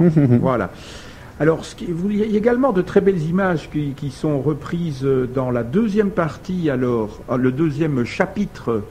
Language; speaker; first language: French; native; French